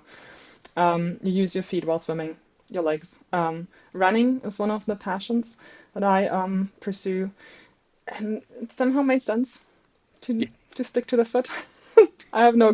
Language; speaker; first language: English; non-native, fluent; German